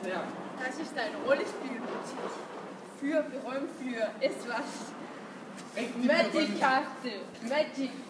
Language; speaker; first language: German; non-native, learner; Danish